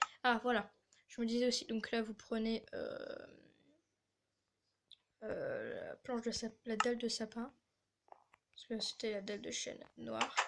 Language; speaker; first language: French; native; French